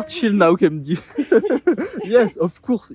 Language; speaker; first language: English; non-native, learner; French